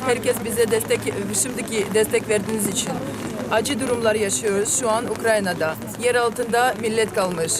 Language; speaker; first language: Turkish; non-native, fluent; Ukrainian